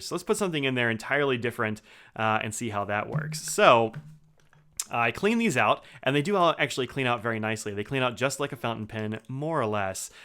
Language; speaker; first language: English; native; English